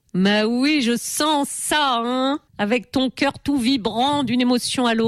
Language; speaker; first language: French; native; French